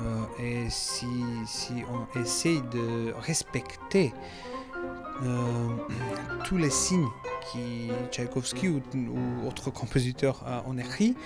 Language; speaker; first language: French; non-native, learner; Macedonian